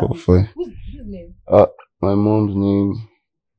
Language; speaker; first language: English; non-native, local second language; Yoruba